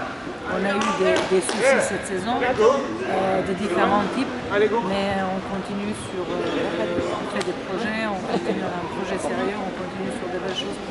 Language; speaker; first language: French; non-native, fluent; Serbian